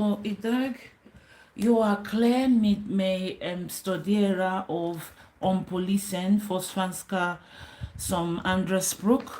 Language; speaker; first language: Swedish; non-native, learner; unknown